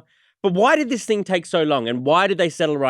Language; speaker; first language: English; native; English